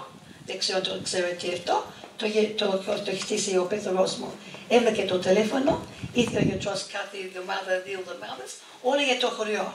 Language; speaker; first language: Greek; early bilingual, heritage; English